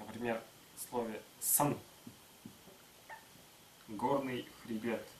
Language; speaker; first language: Russian; non-native, local second language; Tuvinian